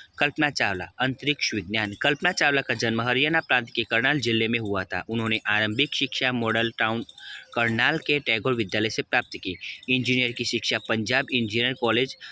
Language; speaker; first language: Hindi; non-native, local second language; Gujarati